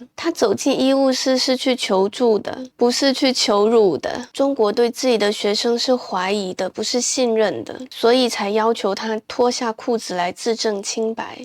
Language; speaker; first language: Chinese; native; Chinese